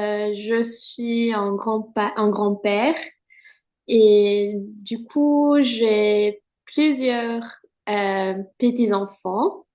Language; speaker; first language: French; non-native, fluent; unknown